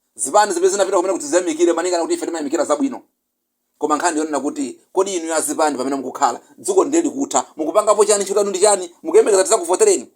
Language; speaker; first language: Nyanja; non-native, local second language; Yao